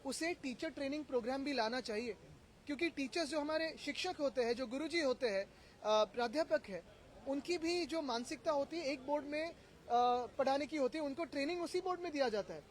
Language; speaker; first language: Hindi; non-native, local second language; Marathi